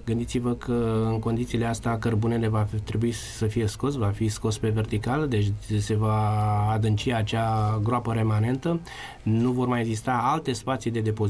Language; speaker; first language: Romanian; native; Romanian